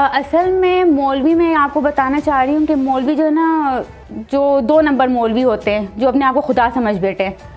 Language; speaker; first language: Urdu; non-native, local second language; Punjabi